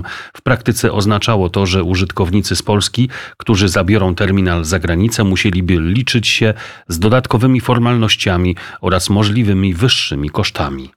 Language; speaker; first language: Polish; native; Polish